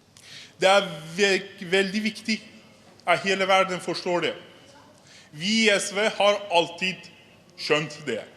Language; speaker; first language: Norwegian; non-native, fluent; Persian